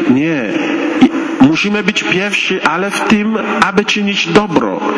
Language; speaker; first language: Polish; non-native, fluent; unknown